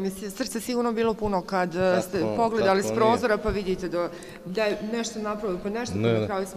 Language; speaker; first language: Croatian; native; Croatian